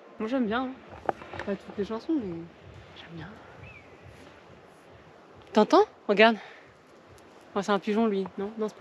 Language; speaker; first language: French; native; French